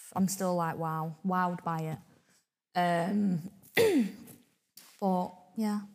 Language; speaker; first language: English; native; English